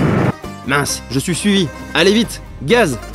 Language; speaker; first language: French; native; French